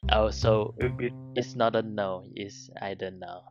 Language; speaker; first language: English; non-native, local second language; Chinese